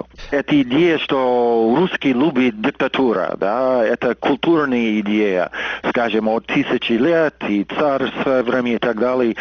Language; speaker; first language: Russian; non-native, fluent; English